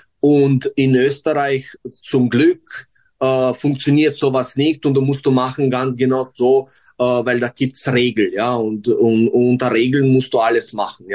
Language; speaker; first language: German; non-native, learner; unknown